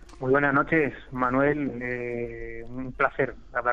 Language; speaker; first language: Spanish; native; Spanish